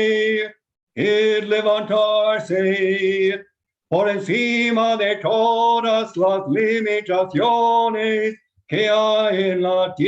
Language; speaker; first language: Spanish; non-native, fluent; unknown